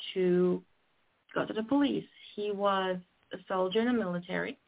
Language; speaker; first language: English; non-native, fluent; German